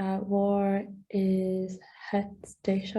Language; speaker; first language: Dutch; non-native, learner; English